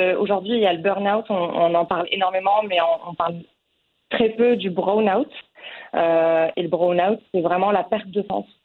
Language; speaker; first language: French; non-native, local second language; Arabic